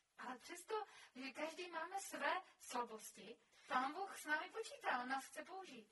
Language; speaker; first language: Czech; native; Czech